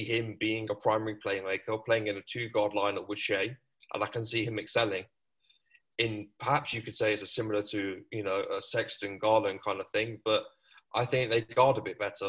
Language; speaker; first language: English; native; English